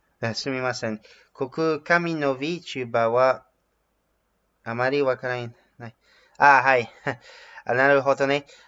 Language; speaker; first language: Japanese; non-native, learner; English